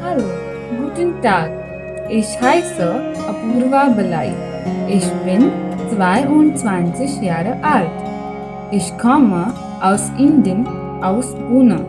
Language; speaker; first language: German; non-native, learner; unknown